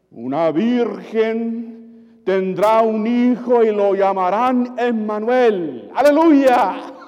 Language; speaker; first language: Spanish; early bilingual, other home language; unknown